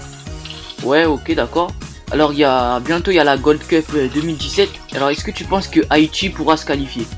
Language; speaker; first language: French; native; French